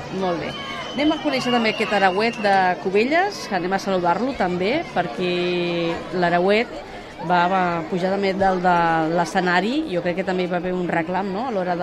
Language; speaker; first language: Catalan; native; Catalan